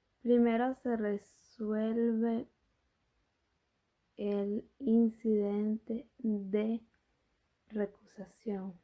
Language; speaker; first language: Spanish; native; Spanish